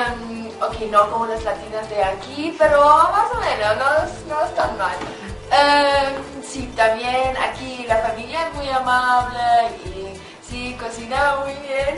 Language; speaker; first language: Spanish; non-native, fluent; German